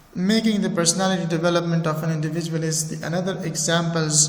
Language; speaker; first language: English; non-native, fluent; Persian